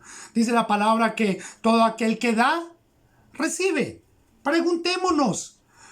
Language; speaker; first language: Spanish; native; Spanish